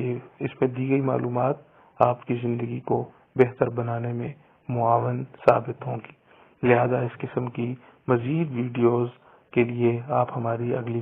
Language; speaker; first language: Urdu; native; Urdu